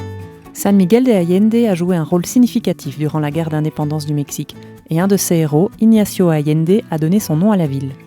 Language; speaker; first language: French; native; French